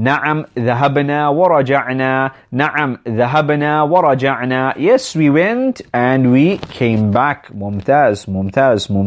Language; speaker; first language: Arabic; non-native, fluent; English